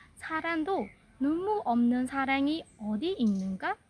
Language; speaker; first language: Korean; non-native, learner; Burmese